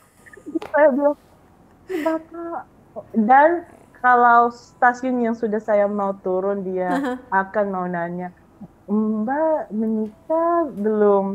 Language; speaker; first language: Indonesian; non-native, fluent; Filipino